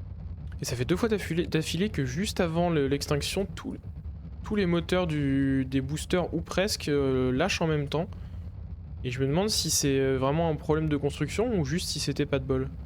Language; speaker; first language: French; native; French